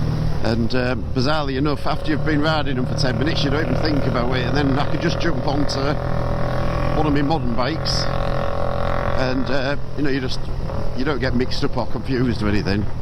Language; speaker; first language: English; native; English